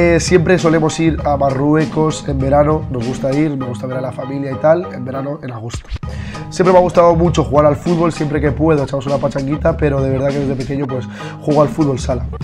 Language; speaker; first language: Spanish; early bilingual, other home language; Arabic